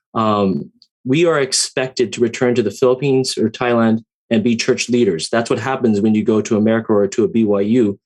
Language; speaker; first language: English; native; English